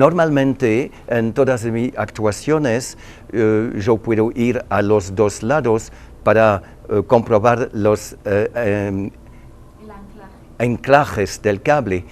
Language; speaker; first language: Spanish; non-native, learner; French